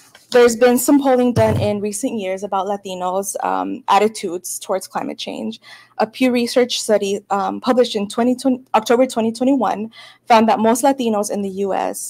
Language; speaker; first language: English; early bilingual, other home language; Spanish